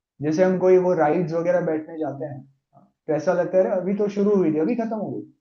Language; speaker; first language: Hindi; non-native, local second language; Gujarati